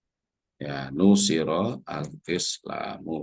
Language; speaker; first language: Arabic; non-native, fluent; Indonesian